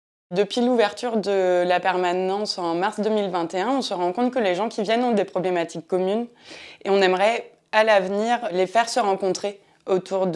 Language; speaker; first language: French; native; French